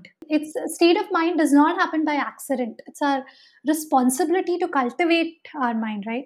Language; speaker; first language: English; non-native, local second language; Hindi